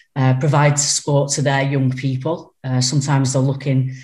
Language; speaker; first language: English; native; English